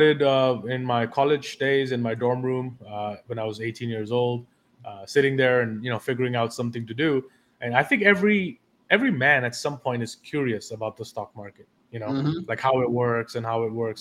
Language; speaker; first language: English; non-native, local second language; Hindi